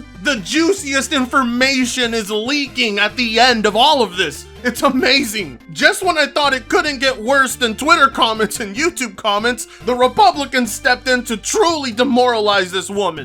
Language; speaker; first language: English; native; English